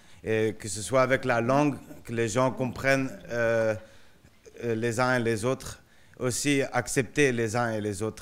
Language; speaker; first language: French; non-native, fluent; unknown